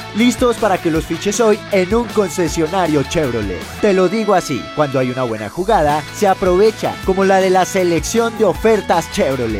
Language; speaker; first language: Spanish; native; Spanish